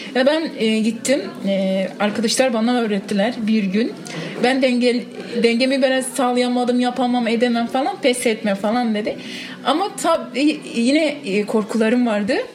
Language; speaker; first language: Turkish; non-native, local second language; Kurdish